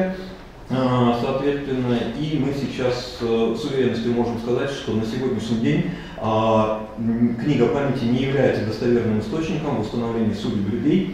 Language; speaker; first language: Russian; native; Russian